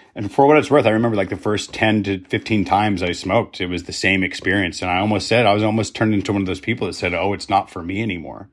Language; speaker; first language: English; native; English